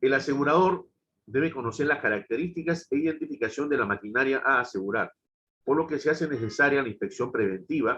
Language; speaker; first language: Spanish; native; Spanish